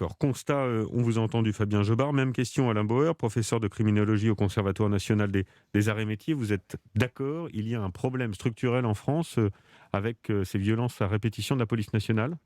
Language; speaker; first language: French; native; French